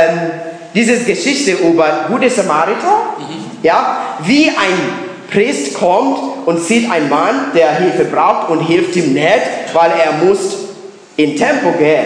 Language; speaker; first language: German; non-native, learner; English